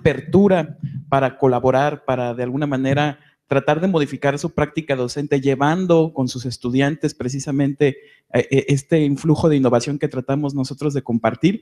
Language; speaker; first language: Spanish; native; Spanish